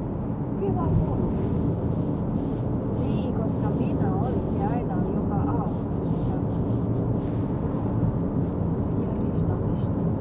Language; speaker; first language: Finnish; non-native, learner; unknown